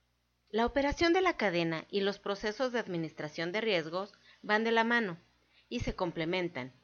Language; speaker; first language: Spanish; native; Spanish